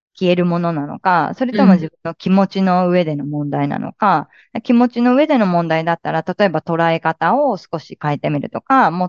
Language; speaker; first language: Japanese; native; Japanese